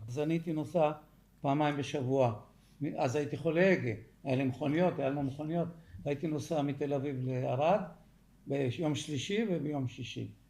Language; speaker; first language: Hebrew; early bilingual, other home language; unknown